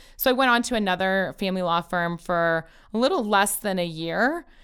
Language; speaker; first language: English; early bilingual, other home language; Persian